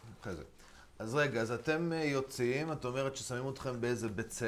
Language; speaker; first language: Hebrew; native; Hebrew